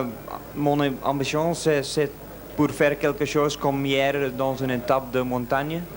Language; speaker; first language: French; non-native, local second language; Dutch